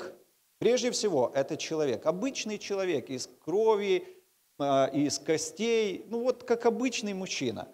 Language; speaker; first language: Russian; native; Russian